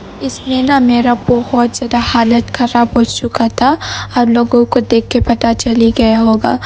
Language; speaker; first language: Hindi; non-native, local second language; Bodo